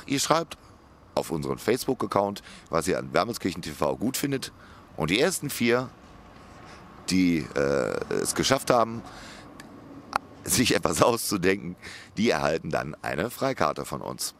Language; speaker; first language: German; native; German